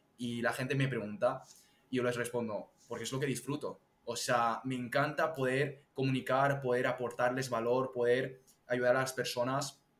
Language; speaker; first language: Spanish; early bilingual, other home language; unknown